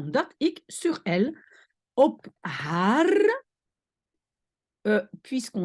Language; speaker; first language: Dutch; non-native, fluent; French